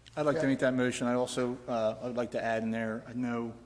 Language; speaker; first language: English; native; English